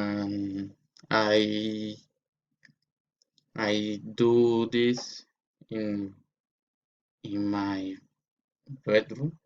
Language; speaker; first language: English; non-native, learner; Spanish